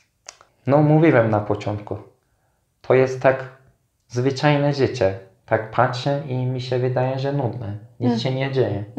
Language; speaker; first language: Polish; non-native, fluent; Turkish